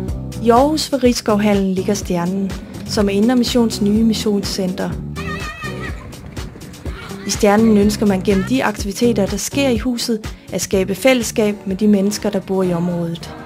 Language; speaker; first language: Danish; native; Danish